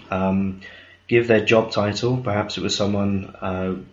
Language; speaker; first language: English; native; English